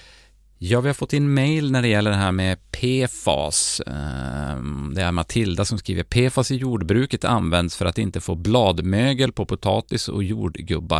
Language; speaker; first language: Swedish; native; Swedish